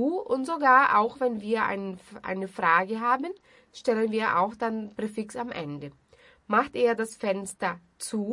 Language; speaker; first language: German; non-native, fluent; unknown